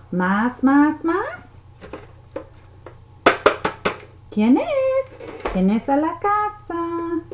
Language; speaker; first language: Spanish; non-native, learner; English